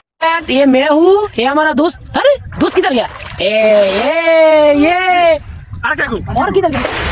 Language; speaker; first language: Hindi; non-native, local second language; Bangla